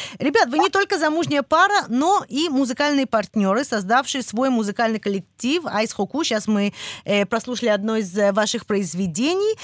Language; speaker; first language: Russian; early bilingual, heritage; Russian